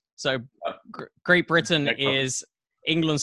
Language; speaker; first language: English; native; English